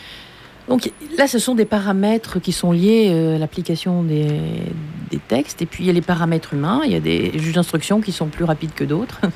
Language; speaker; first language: French; native; French